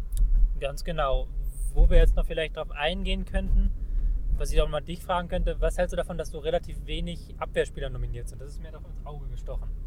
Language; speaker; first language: German; native; German